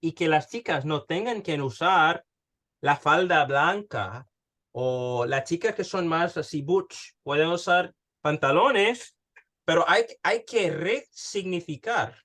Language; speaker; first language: Spanish; early bilingual, heritage; Spanish